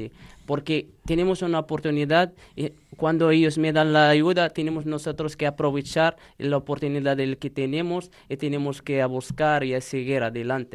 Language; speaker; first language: Spanish; non-native, learner; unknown